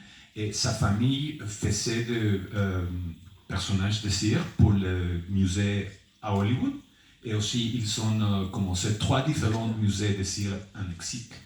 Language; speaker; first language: French; non-native, fluent; Spanish